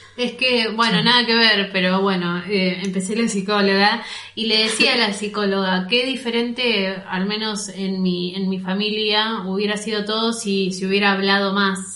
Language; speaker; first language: Spanish; native; Spanish